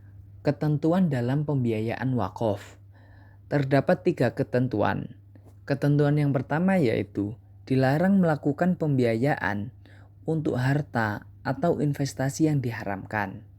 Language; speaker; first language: Indonesian; native; Indonesian